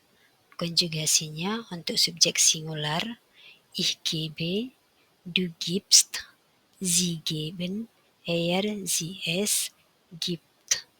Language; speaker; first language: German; non-native, fluent; Indonesian